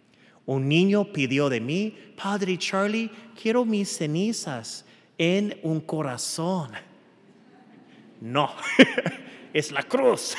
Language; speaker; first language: Spanish; early bilingual, heritage; English